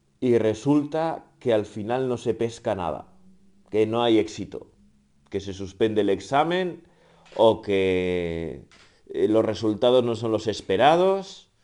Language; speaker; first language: Spanish; native; Spanish